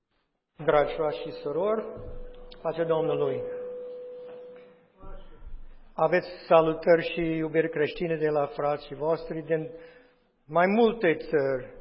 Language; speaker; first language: Romanian; non-native, fluent; English